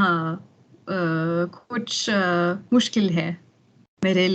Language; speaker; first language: Hindi; non-native, learner; German